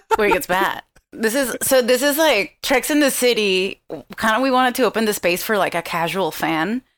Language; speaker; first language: English; non-native, fluent; Spanish